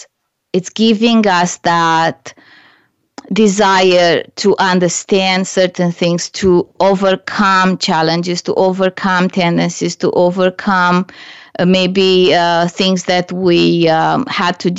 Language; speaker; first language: English; non-native, fluent; Romanian